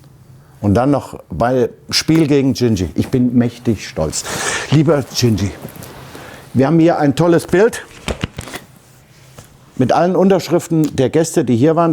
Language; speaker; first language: German; native; German